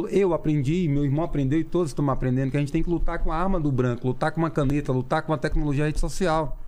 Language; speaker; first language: Portuguese; non-native, local second language; Kayapó